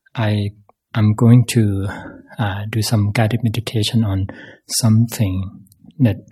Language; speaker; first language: English; non-native, fluent; Thai